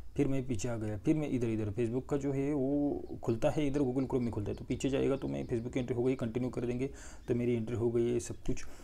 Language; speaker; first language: Hindi; non-native, local second language; Marathi